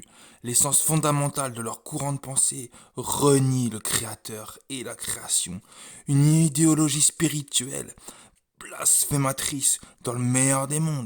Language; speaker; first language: French; native; French